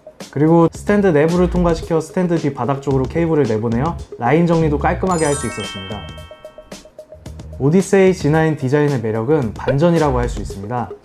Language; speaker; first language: Korean; native; Korean